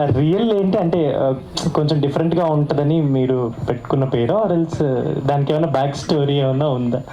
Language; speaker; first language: Telugu; native; Telugu